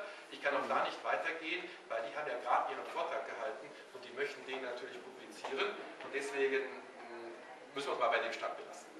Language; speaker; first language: German; native; German